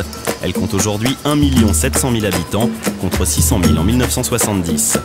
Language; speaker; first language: French; native; French